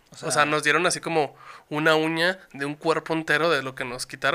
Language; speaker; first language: Spanish; native; Spanish